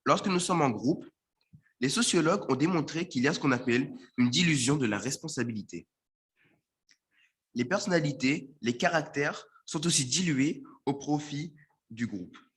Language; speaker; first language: French; native; French